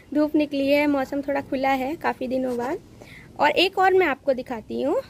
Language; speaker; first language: Hindi; native; Hindi